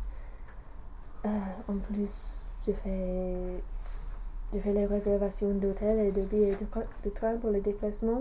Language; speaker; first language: French; non-native, learner; English